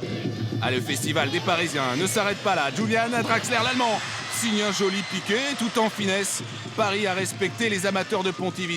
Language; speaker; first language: French; native; French